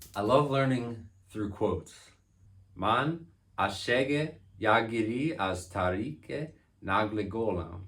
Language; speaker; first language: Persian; non-native, learner; English